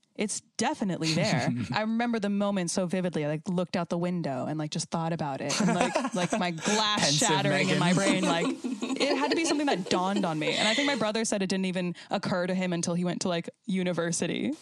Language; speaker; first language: English; native; English